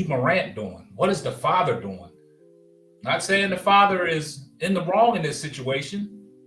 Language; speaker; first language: English; native; English